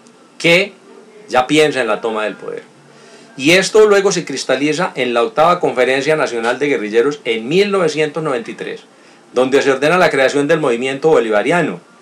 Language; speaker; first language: Spanish; native; Spanish